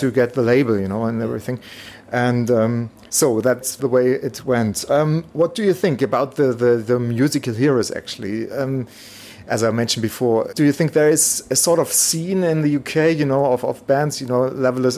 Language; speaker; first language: English; non-native, fluent; German